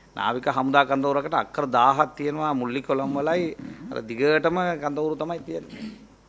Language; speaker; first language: Sinhala; non-native, local second language; Tamil